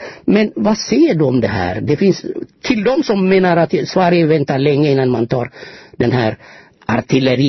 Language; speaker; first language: Swedish; non-native, fluent; Amharic